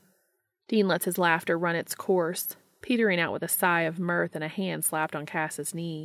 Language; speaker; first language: English; native; English